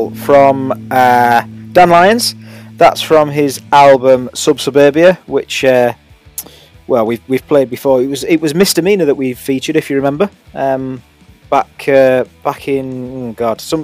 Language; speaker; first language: English; native; English